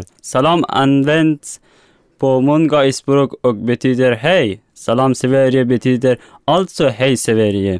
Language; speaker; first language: Swedish; non-native, learner; Persian